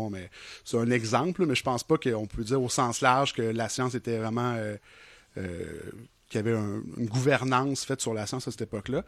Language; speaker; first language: French; native; French